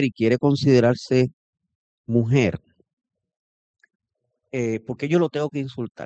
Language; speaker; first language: Spanish; native; Spanish